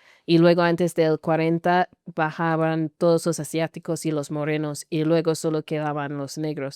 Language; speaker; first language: Spanish; non-native, fluent; English